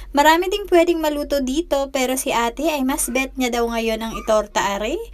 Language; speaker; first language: Filipino; native; Filipino